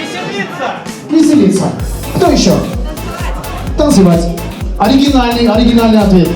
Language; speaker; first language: Russian; non-native, local second language; Armenian